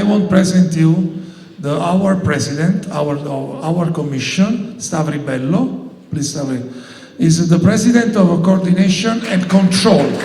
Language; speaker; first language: English; non-native, learner; Italian